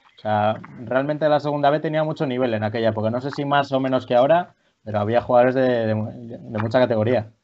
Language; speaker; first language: Spanish; native; Spanish